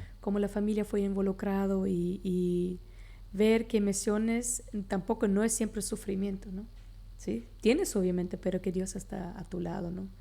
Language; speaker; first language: Spanish; non-native, local second language; Plautdietsch